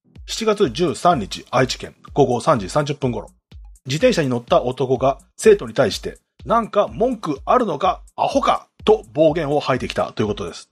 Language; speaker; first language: Japanese; native; Japanese